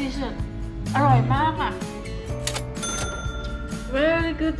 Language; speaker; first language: English; non-native, learner; Thai